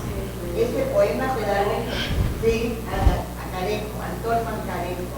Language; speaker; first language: Spanish; native; Spanish